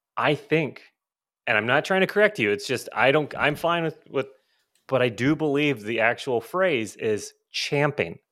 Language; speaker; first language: English; native; English